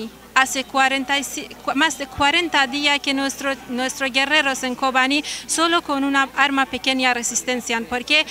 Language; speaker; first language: Spanish; non-native, learner; Kurdish